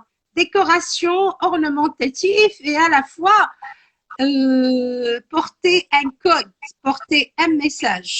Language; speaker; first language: French; non-native, local second language; Arabic